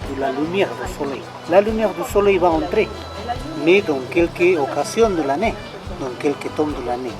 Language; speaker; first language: French; non-native, fluent; Spanish